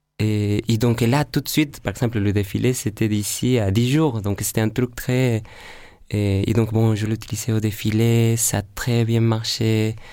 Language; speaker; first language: French; non-native, fluent; Spanish